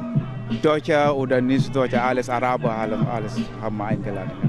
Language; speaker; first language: German; non-native, learner; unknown